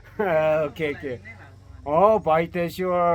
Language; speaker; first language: English; non-native, learner; Korean